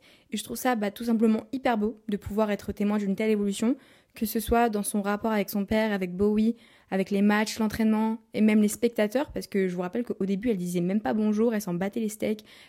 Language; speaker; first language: French; native; French